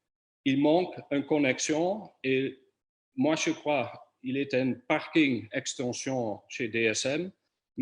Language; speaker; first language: French; non-native, fluent; Dutch